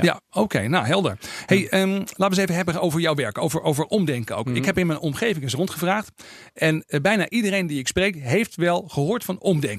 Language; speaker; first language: Dutch; native; Dutch